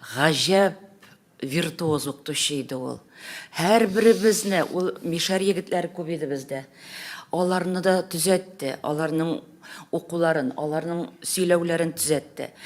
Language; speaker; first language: Tatar; native; Tatar